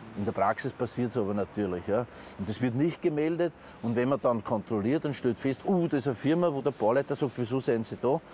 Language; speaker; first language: German; native; German